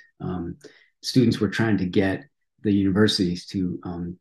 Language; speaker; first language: English; native; English